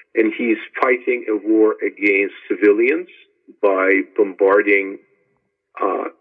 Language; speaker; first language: English; non-native, fluent; Ukrainian